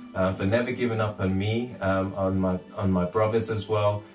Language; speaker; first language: English; native; English